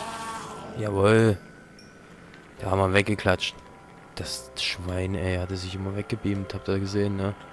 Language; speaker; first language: German; native; German